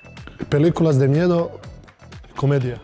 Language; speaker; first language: Spanish; non-native, fluent; Serbian